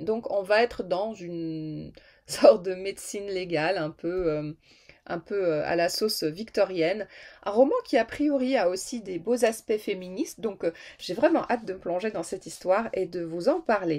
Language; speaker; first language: French; native; French